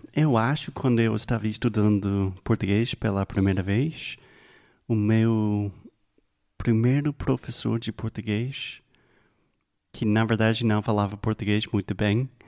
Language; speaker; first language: Portuguese; non-native, fluent; English